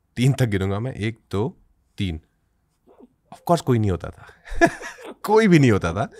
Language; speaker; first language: Hindi; native; Hindi